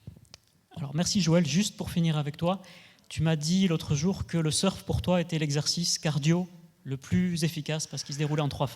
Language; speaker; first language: French; native; French